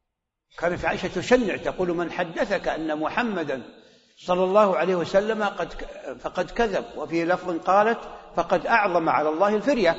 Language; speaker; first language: Arabic; native; Arabic